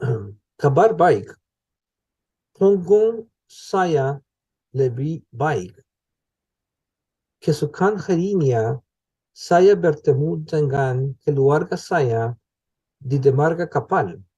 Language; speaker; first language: Indonesian; non-native, learner; English